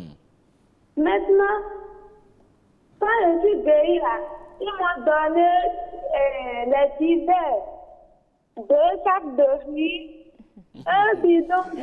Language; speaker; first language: French; non-native, learner; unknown